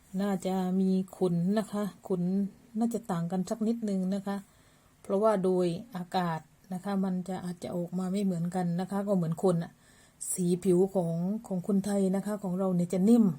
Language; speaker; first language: Thai; native; Thai